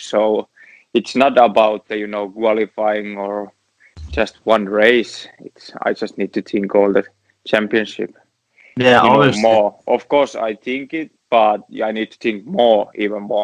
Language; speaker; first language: English; non-native, learner; Finnish